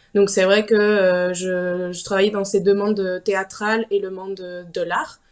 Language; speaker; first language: French; non-native, fluent; Spanish